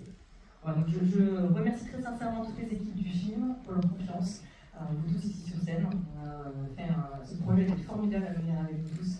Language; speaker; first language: French; native; French